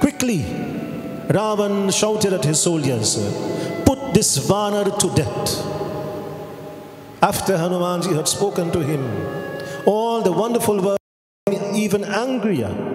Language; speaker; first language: English; native; English